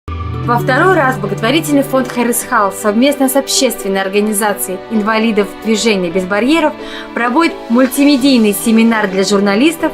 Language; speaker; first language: Russian; native; Russian